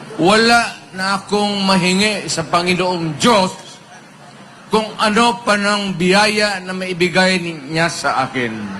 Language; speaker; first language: Filipino; non-native, local second language; Cebuano